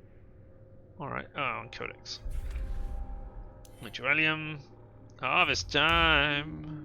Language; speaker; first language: English; native; English